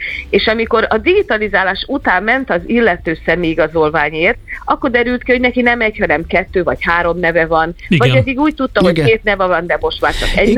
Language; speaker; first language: Hungarian; native; Hungarian